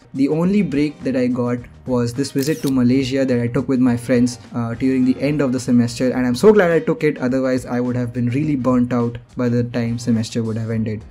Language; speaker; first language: English; non-native, local second language; Hindi